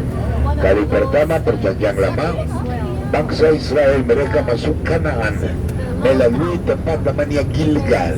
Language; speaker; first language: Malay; non-native, fluent; Hebrew